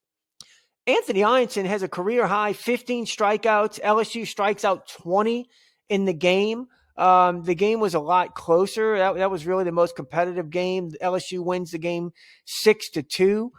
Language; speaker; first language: English; native; English